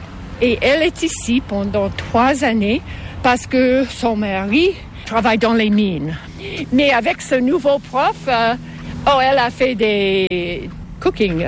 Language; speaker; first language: French; non-native, local second language; English